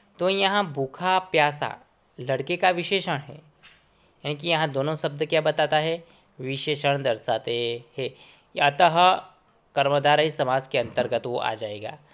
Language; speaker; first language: Hindi; non-native, local second language; Gujarati